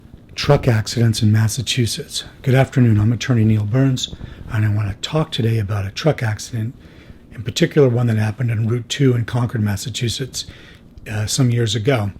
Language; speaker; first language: English; native; English